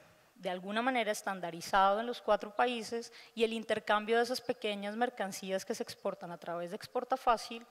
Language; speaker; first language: Spanish; native; Spanish